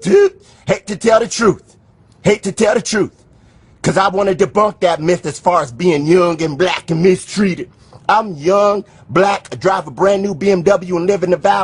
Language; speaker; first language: English; native; English